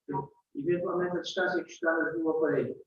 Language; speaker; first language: Portuguese; native; Portuguese